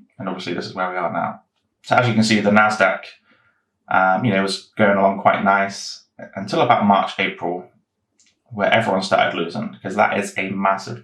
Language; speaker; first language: English; native; English